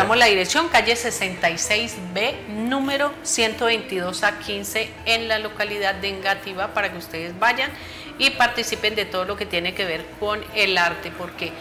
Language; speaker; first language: Spanish; native; Spanish